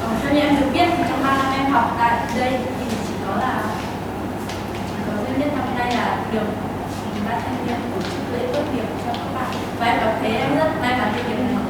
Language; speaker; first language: Vietnamese; non-native, local second language; Hmong